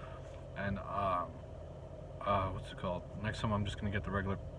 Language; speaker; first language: English; native; English